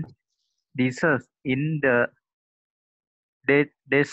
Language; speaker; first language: English; non-native, learner; Thai